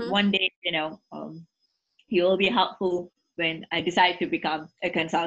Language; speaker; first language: English; native; English